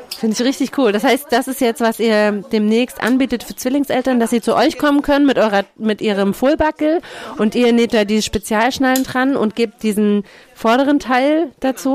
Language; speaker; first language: German; native; German